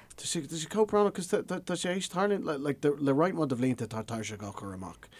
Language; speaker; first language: Irish; native; Irish